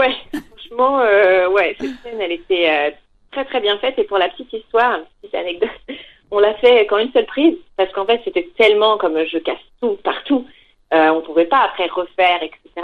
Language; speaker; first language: French; native; French